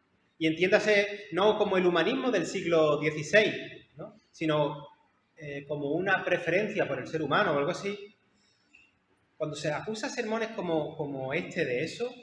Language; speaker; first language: Spanish; native; Spanish